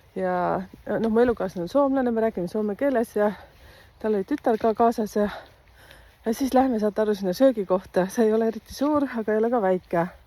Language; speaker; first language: Estonian; native; Estonian